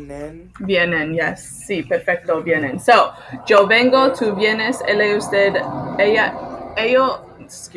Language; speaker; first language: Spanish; non-native, fluent; English